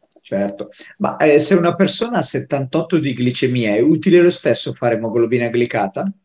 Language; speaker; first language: Italian; native; Italian